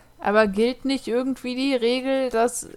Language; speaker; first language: German; native; German